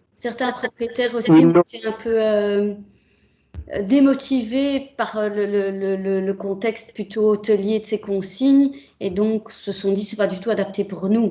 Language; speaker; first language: French; native; French